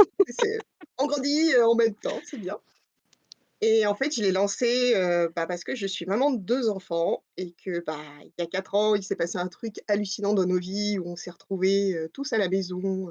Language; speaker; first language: French; native; French